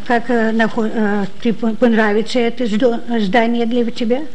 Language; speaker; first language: Russian; non-native, learner; Dutch